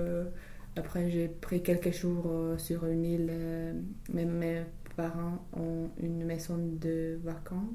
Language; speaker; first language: French; non-native, fluent; English